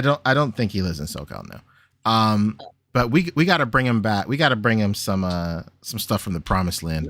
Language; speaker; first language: English; native; English